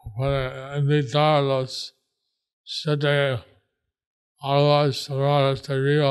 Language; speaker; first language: Spanish; non-native, learner; English